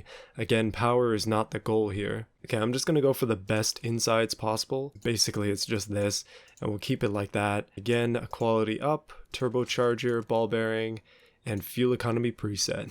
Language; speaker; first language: English; native; English